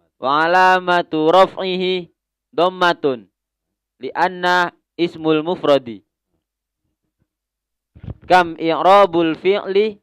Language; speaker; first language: Arabic; non-native, learner; Indonesian